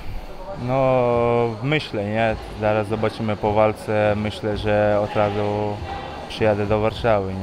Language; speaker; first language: Polish; non-native, fluent; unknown